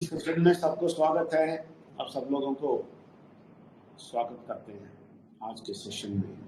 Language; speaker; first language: Hindi; non-native, local second language; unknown